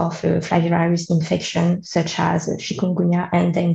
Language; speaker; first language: English; non-native, learner; French